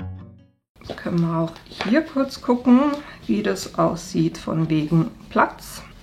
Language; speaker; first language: German; native; German